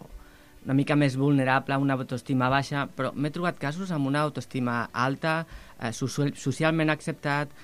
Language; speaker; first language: Catalan; native; Catalan